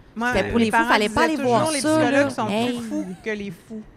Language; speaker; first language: French; native; French